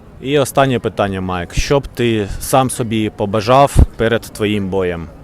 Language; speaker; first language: Ukrainian; native; Ukrainian